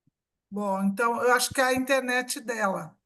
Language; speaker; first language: Portuguese; non-native, fluent; Spanish